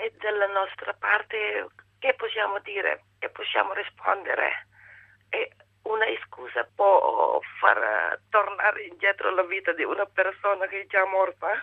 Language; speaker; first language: Italian; non-native, fluent; Filipino